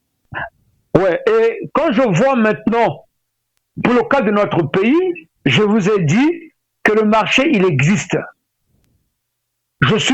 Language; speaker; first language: French; non-native, local second language; Lingala